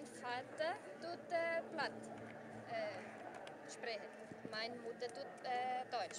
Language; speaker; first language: German; early bilingual, heritage; German